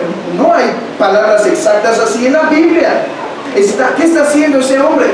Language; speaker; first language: Spanish; native; Spanish